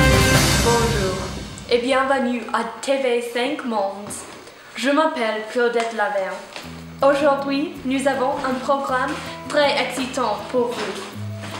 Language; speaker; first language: French; non-native, learner; English